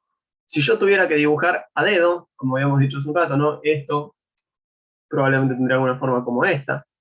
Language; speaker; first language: Spanish; native; Spanish